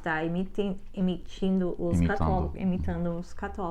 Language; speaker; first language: Portuguese; non-native, learner; English